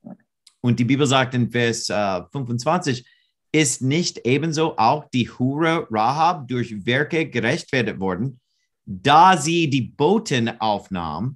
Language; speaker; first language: German; non-native, fluent; English